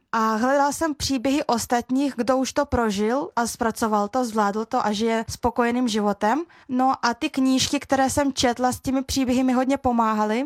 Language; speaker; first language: Czech; early bilingual, other home language; Russian